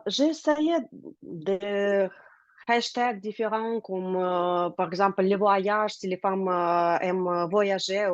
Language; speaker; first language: French; non-native, learner; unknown